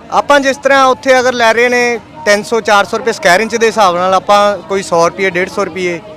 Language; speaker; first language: Punjabi; native; Punjabi